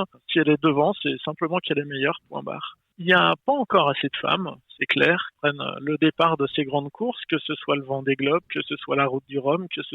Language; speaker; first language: French; native; French